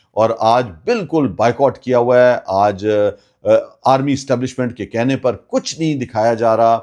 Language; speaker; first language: Urdu; non-native, local second language; Pashto